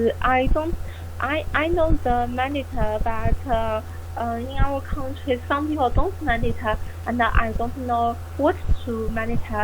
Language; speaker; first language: English; non-native, learner; Chinese